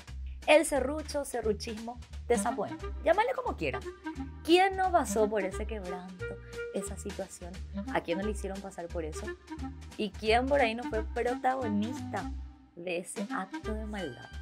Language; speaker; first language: Spanish; native; Spanish